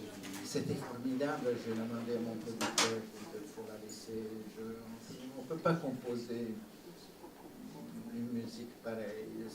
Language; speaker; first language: French; non-native, fluent; Italian